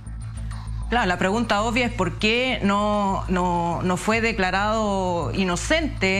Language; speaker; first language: Spanish; native; Spanish